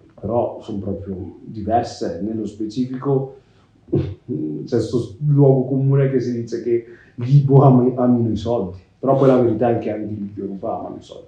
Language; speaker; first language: Italian; early bilingual, other home language; Yoruba